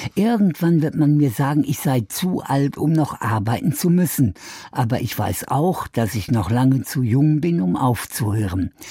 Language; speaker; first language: German; native; German